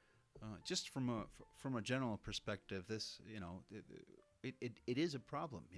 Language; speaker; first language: English; non-native, fluent; Spanish